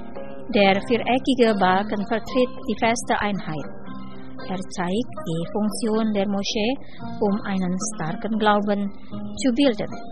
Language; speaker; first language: German; non-native, fluent; Indonesian